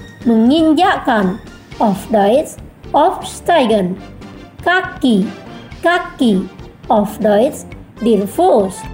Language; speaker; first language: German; non-native, fluent; Indonesian